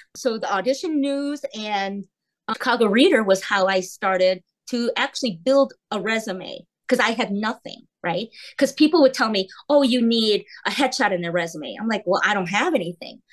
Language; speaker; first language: English; early bilingual, heritage; Korean